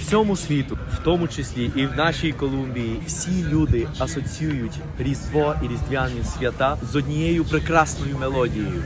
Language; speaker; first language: Ukrainian; non-native, fluent; Spanish